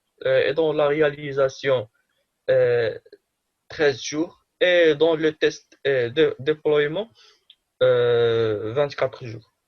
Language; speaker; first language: French; non-native, local second language; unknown